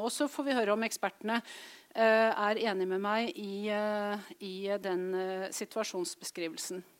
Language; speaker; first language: Norwegian; native; Norwegian